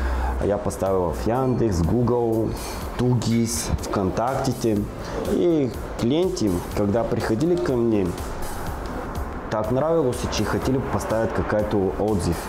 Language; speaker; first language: Russian; non-native, learner; Bulgarian